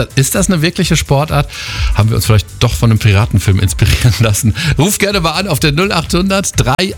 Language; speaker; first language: German; native; German